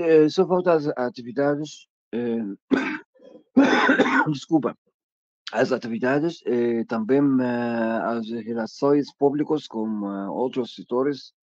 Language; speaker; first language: Portuguese; non-native, learner; Arabic